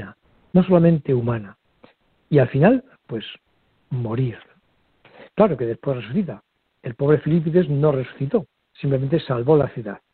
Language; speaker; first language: Spanish; native; Spanish